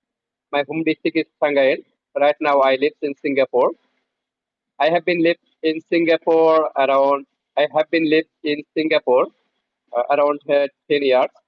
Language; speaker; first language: English; non-native, learner; Bangla